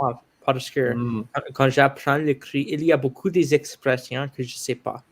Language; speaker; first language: French; non-native, local second language; English